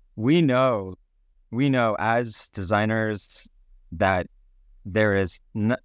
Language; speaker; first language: English; native; English